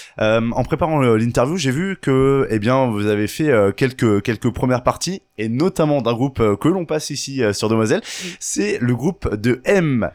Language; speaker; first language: French; native; French